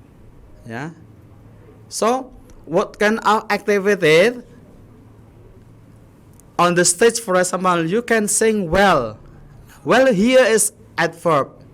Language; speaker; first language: English; non-native, learner; Indonesian